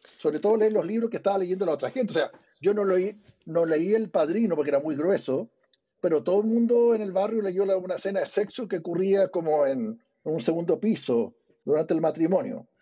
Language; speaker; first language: Spanish; early bilingual, other home language; English